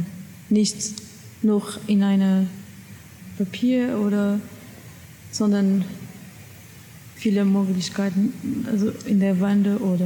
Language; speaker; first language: German; non-native, learner; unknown